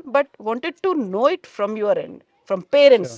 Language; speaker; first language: English; non-native, local second language; Telugu